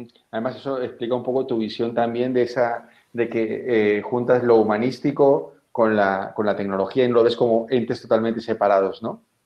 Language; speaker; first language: Spanish; native; Spanish